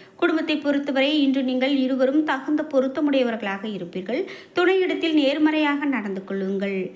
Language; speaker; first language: Tamil; native; Tamil